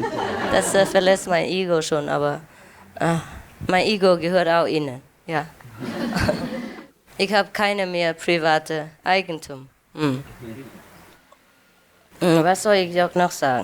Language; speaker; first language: German; non-native, learner; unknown